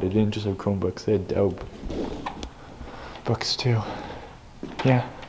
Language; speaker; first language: English; native; English